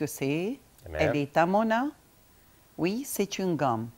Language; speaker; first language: French; non-native, fluent; Arabic